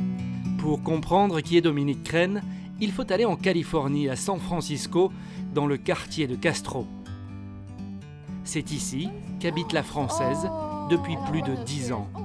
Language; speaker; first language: French; native; French